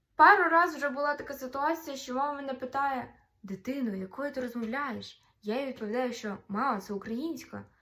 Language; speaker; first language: Ukrainian; non-native, local second language; Russian